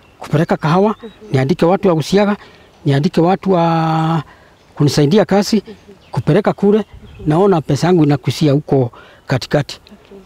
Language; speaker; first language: Swahili; non-native, local second language; Kikuyu